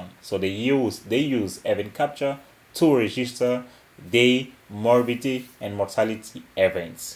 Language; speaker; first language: English; non-native, local second language; Portuguese